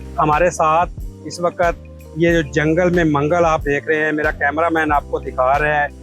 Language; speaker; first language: Urdu; non-native, local second language; Punjabi